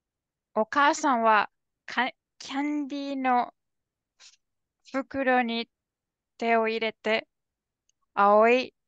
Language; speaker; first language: Japanese; non-native, learner; English